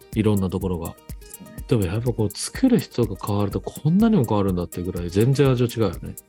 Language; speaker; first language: Japanese; native; Japanese